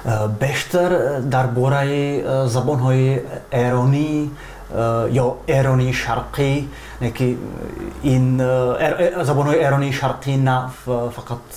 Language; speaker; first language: Tajik; non-native, fluent; Czech